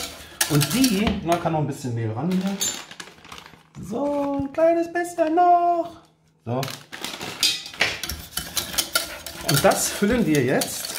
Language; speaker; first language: German; native; German